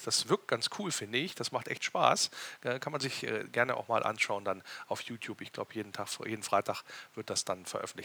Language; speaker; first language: German; native; German